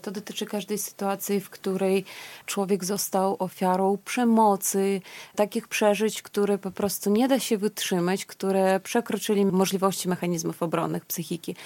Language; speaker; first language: Polish; non-native, fluent; Russian